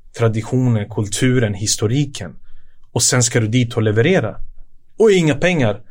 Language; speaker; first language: Swedish; early bilingual, other home language; Serbian